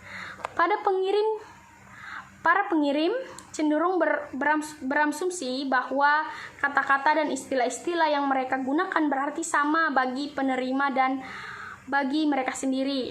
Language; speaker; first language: Indonesian; native; Indonesian